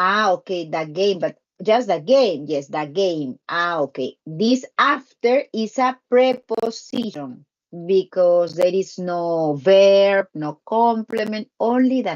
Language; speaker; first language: English; non-native, learner; Spanish